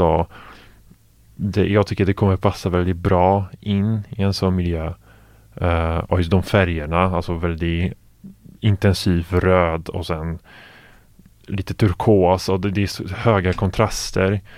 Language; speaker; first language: Swedish; non-native, fluent; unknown